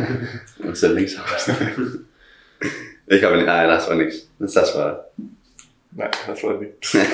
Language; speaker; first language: German; non-native, learner; Danish